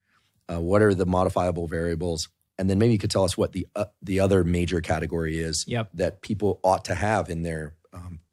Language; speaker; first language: English; native; English